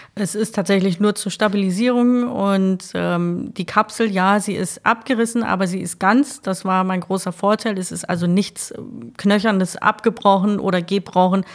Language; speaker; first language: German; native; German